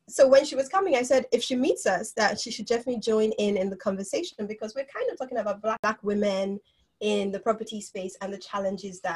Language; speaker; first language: English; non-native, local second language; Yoruba